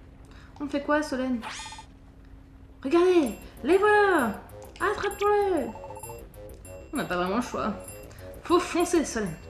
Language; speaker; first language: French; native; French